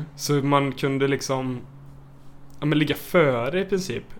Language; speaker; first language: Swedish; native; Swedish